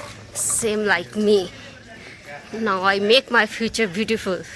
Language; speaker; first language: English; non-native, learner; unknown